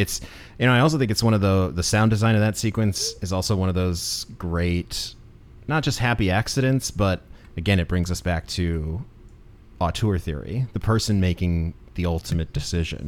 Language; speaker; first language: English; native; English